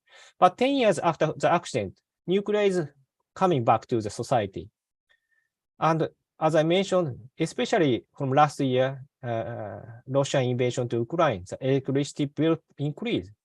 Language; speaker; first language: English; non-native, fluent; Japanese